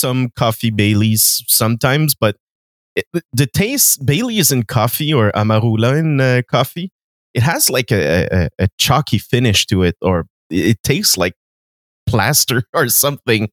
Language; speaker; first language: English; non-native, fluent; French